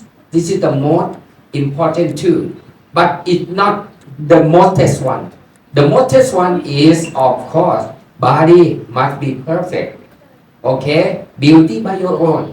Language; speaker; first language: English; non-native, learner; Thai